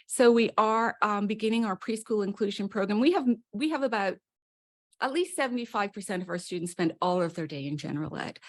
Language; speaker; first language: English; native; English